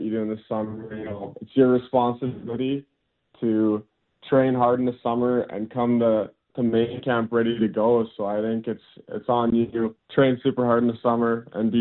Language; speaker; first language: English; native; English